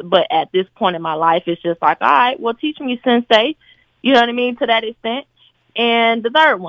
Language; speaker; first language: English; native; English